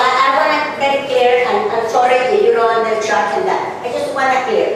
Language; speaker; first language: English; non-native, learner; Spanish